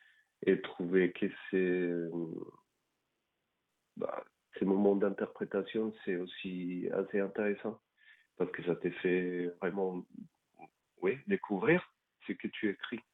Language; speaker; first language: French; non-native, fluent; Spanish